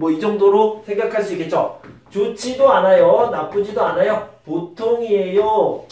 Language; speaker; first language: Korean; native; Korean